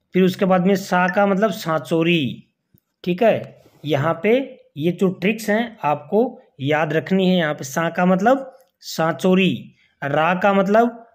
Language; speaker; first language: Hindi; native; Hindi